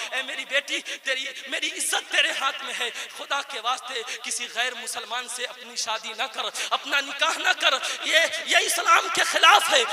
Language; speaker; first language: Urdu; native; Urdu